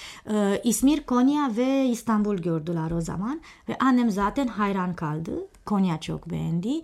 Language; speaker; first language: Turkish; non-native, fluent; Romanian